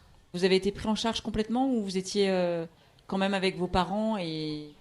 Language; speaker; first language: French; native; French